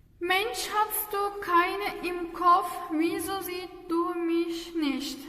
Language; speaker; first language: German; non-native, fluent; Turkish